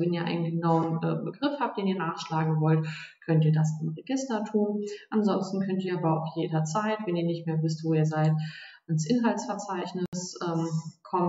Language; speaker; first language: German; native; German